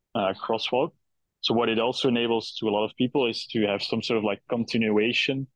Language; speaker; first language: English; non-native, fluent; Dutch